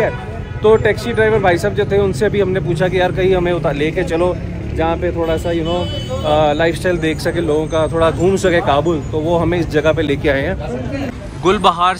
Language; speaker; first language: Hindi; native; Hindi